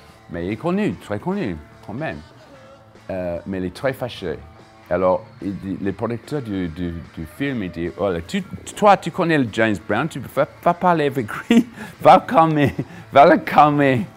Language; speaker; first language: French; non-native, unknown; English